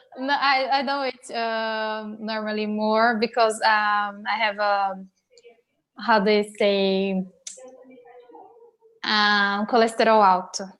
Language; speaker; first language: English; non-native, learner; Portuguese